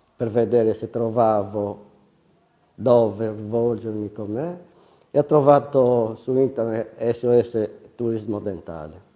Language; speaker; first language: Italian; native; Italian